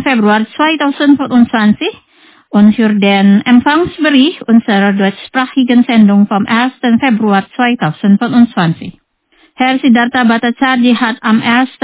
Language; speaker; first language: German; non-native, fluent; Indonesian